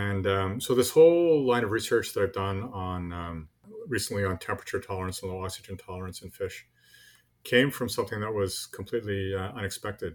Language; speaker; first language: English; native; English